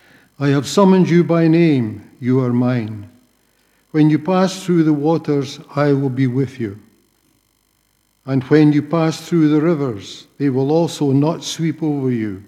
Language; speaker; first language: English; native; English